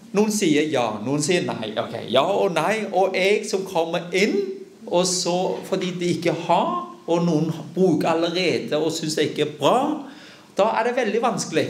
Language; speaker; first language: Norwegian; non-native, fluent; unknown